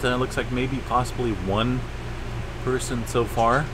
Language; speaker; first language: English; native; English